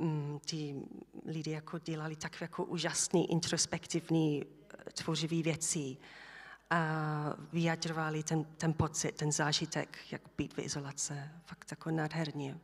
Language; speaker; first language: Czech; non-native, learner; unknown